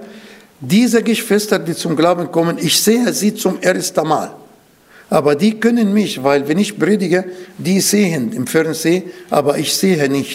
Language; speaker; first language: German; non-native, fluent; Arabic